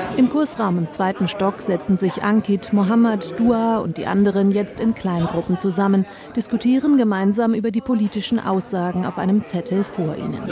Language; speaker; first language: German; native; German